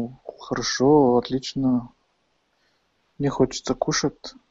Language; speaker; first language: Russian; non-native, fluent; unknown